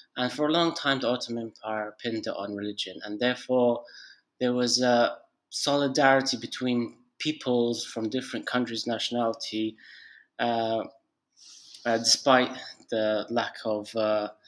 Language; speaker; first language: English; non-native, fluent; Arabic